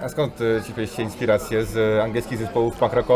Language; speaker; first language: Polish; native; Polish